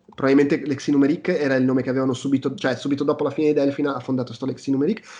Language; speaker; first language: Italian; native; Italian